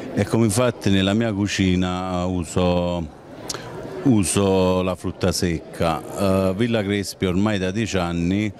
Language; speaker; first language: Italian; native; Italian